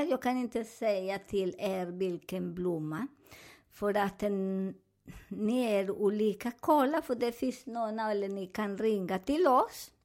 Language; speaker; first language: Swedish; non-native, learner; Spanish